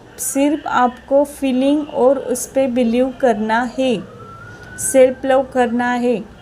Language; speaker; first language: Hindi; non-native, local second language; Marathi